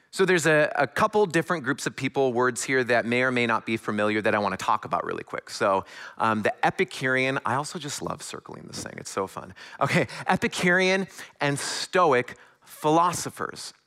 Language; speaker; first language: English; native; English